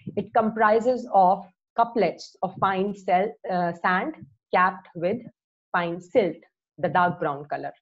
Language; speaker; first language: English; non-native, local second language; Hindi